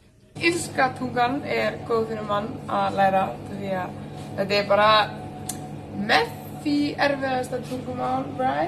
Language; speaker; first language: Icelandic; non-native, learner; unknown